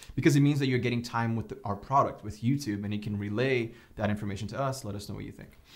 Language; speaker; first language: English; non-native, fluent; Portuguese